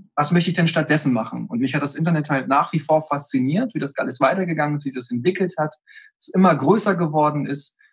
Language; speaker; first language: German; native; German